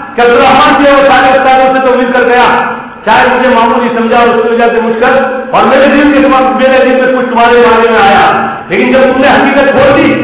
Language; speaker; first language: Urdu; non-native, local second language; Gujarati